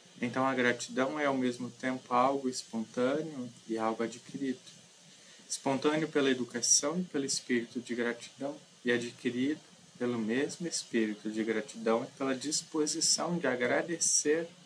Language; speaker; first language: Portuguese; native; Portuguese